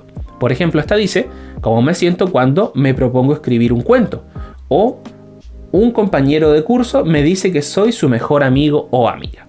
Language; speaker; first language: Spanish; native; Spanish